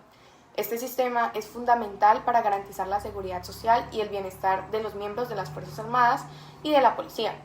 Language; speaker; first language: Spanish; native; Spanish